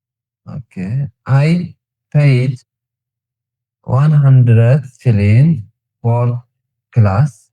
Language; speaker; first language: English; non-native, learner; Tigrinya